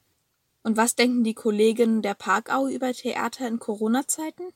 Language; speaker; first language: German; native; German